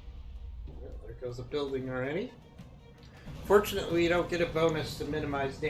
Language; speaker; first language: English; native; English